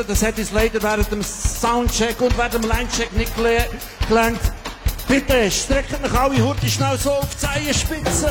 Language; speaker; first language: German; native; German